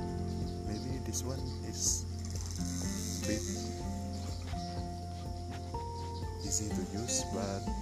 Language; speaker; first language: English; non-native, local second language; Malay